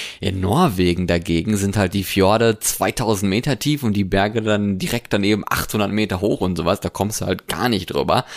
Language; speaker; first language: German; native; German